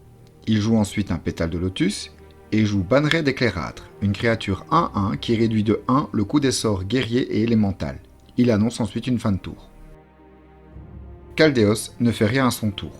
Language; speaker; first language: French; native; French